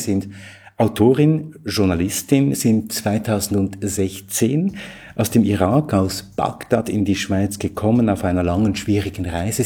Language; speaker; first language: German; native; German